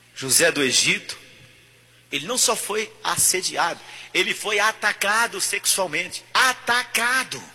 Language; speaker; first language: Portuguese; native; Portuguese